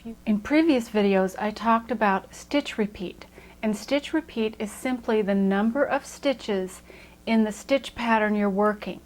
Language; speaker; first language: English; native; English